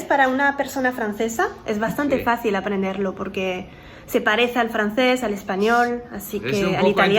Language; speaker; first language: Spanish; non-native, fluent; French